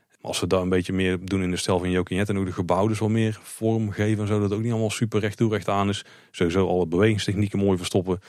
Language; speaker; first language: Dutch; native; Dutch